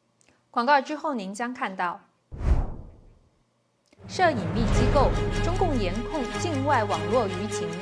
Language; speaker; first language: Chinese; native; Chinese